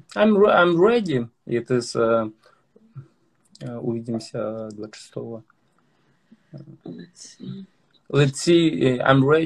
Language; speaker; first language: English; non-native, learner; Russian